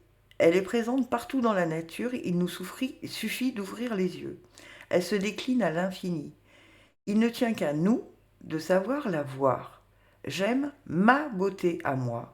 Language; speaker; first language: French; native; French